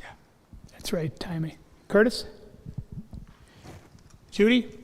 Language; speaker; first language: English; native; English